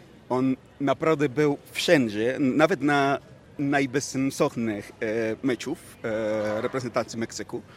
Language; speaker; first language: Polish; non-native, fluent; Spanish